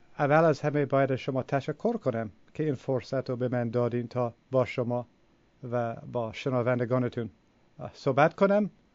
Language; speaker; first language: Persian; non-native, fluent; English